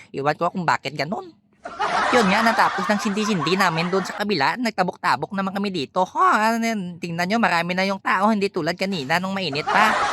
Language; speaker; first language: Filipino; non-native, local second language; Hiligaynon